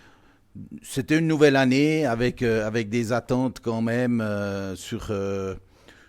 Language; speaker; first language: French; native; French